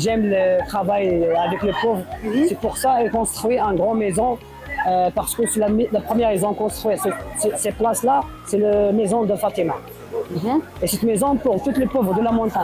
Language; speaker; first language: French; non-native, local second language; Berber languages